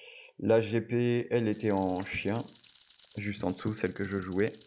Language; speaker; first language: French; native; French